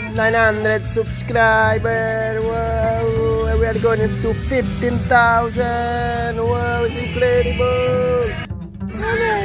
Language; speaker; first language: English; non-native, learner; Italian